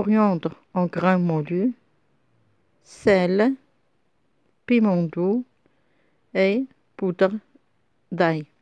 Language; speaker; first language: French; non-native, local second language; Arabic